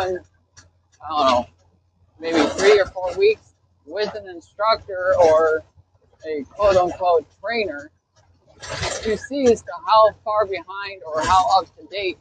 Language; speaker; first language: English; native; English